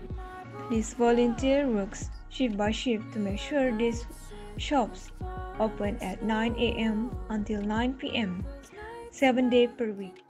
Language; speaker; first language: English; non-native, learner; Malay